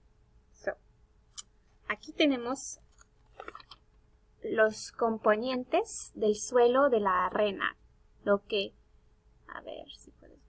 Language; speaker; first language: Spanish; non-native, fluent; English